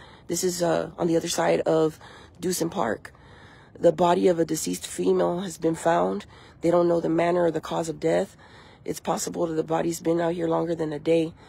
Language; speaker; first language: English; early bilingual, other home language; Spanish